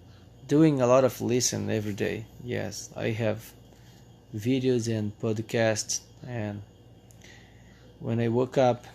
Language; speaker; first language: English; non-native, fluent; Portuguese